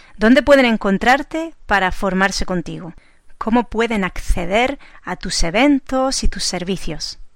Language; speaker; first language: Spanish; native; Spanish